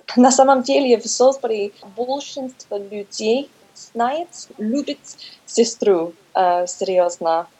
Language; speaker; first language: Russian; non-native, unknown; English